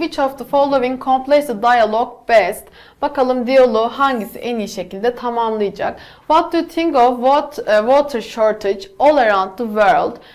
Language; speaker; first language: English; non-native, fluent; Turkish